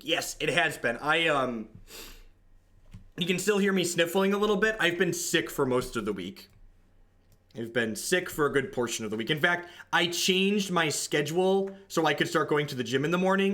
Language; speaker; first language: English; native; English